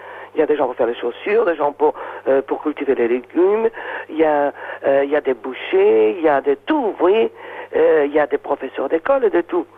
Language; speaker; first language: French; non-native, fluent; Portuguese